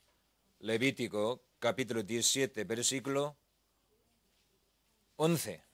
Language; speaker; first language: Spanish; non-native, learner; Korean